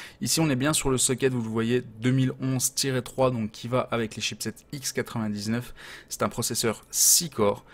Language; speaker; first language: French; native; French